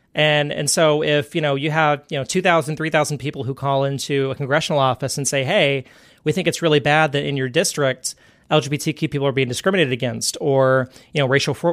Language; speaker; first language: English; native; English